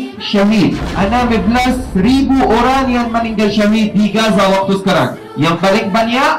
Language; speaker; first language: Malay; non-native, fluent; Arabic